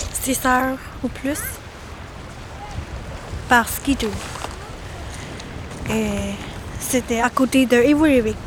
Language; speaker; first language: French; non-native, local second language; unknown